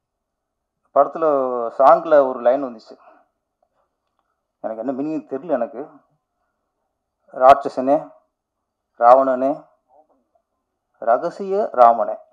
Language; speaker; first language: Tamil; native; Tamil